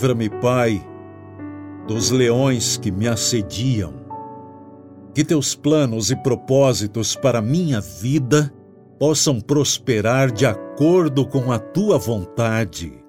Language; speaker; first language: Portuguese; native; Portuguese